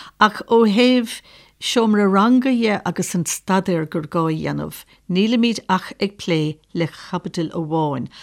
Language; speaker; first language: Irish; native; Irish